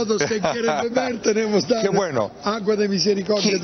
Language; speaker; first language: Spanish; non-native, fluent; Italian